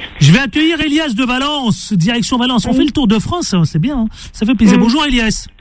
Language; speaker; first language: French; native; French